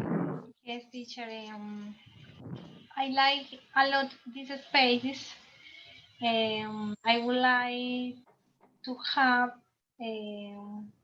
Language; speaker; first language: English; non-native, learner; Spanish